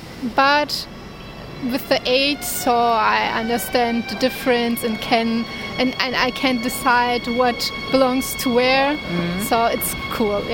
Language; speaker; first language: English; non-native, learner; Turkish